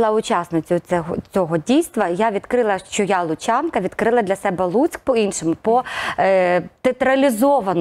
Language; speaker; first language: Ukrainian; native; Ukrainian